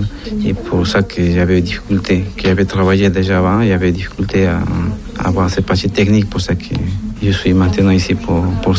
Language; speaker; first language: French; non-native, learner; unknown